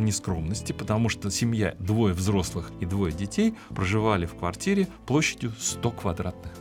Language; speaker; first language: Russian; native; Russian